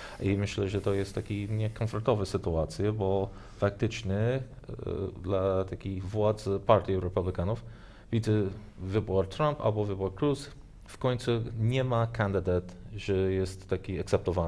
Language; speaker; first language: Polish; non-native, learner; English